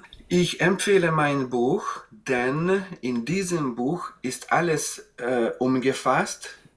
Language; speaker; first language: German; non-native, fluent; Hungarian